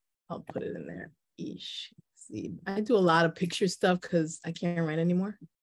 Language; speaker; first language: English; early bilingual, other home language; Spanish